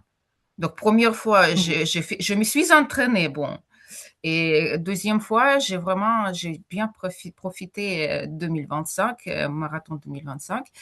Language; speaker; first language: French; non-native, fluent; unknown